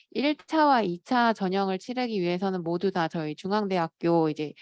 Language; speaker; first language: Korean; native; Korean